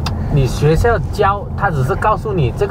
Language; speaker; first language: Chinese; native; Chinese